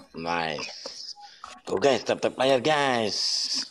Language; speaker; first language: English; non-native, learner; Indonesian